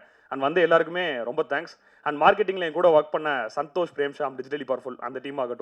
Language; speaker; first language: Tamil; native; Tamil